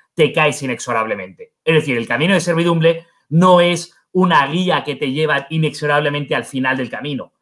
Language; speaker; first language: Spanish; native; Spanish